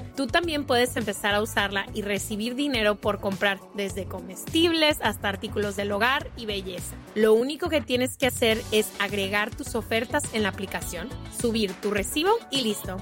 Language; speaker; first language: Spanish; native; Spanish